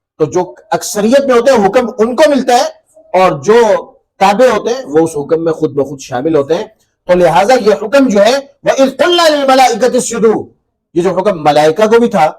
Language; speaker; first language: Urdu; native; Urdu